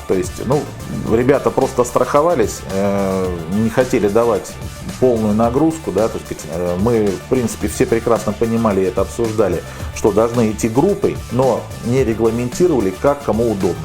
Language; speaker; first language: Russian; native; Russian